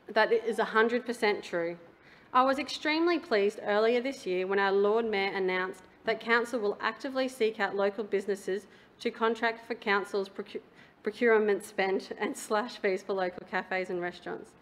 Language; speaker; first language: English; native; English